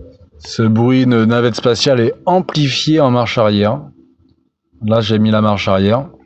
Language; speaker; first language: French; native; French